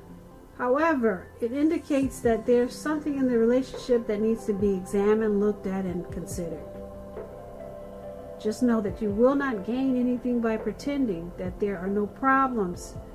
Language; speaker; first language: English; native; English